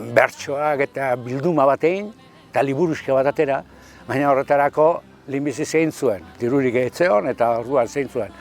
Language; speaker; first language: Basque; native; Basque